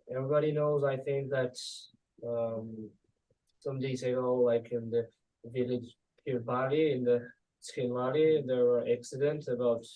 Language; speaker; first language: English; non-native, learner; Georgian